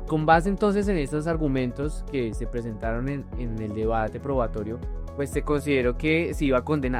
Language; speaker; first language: Spanish; native; Spanish